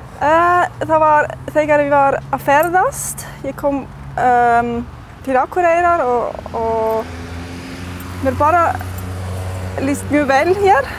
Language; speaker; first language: Icelandic; non-native, learner; German